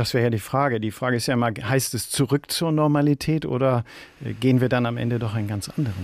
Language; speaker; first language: German; native; German